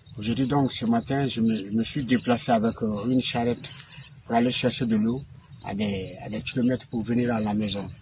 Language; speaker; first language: French; non-native, local second language; Bambara